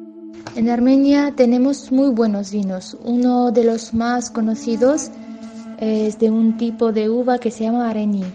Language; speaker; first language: Spanish; non-native, fluent; Armenian